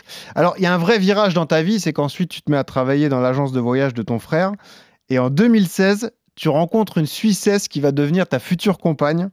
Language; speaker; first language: French; native; French